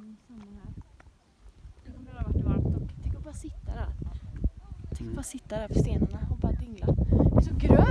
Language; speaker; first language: Swedish; native; Swedish